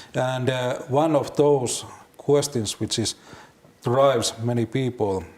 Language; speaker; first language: English; non-native, learner; Finnish